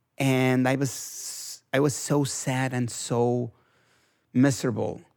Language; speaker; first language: English; non-native, fluent; Spanish